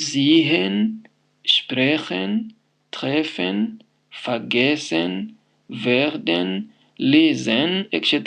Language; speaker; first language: German; non-native, fluent; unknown